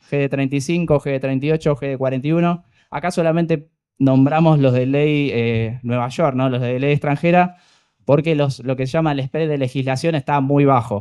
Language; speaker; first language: Spanish; native; Spanish